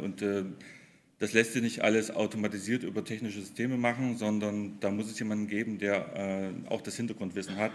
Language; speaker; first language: German; native; German